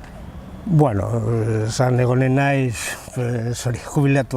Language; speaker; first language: Basque; non-native, local second language; Spanish